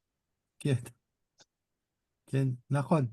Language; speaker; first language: Hebrew; non-native, learner; French